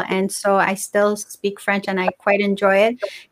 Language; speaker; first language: English; non-native, fluent; Persian